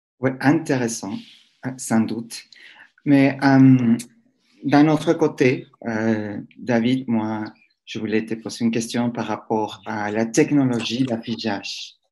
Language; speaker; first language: French; non-native, fluent; Spanish